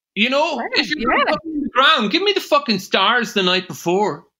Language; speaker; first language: English; native; English